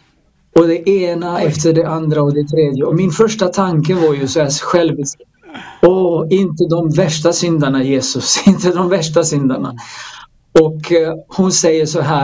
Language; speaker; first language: Swedish; non-native, fluent; Croatian